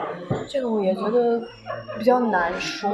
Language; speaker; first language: Chinese; non-native, fluent; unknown